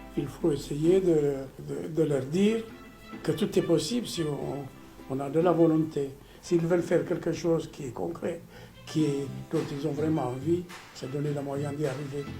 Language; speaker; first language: French; non-native, fluent; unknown